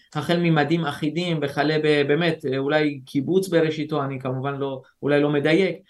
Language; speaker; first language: Hebrew; early bilingual, other home language; Persian